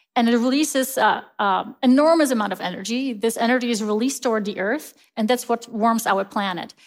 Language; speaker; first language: English; non-native, fluent; Polish